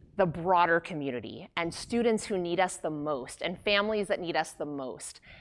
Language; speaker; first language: English; native; English